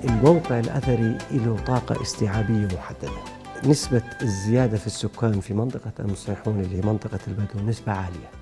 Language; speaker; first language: Arabic; native; Arabic